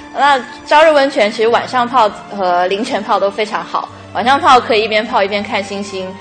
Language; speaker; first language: Chinese; native; Chinese